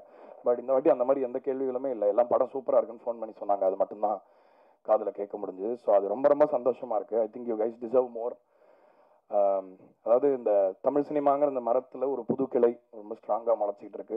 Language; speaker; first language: Tamil; native; Tamil